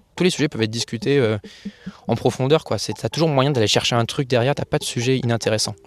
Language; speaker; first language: French; native; French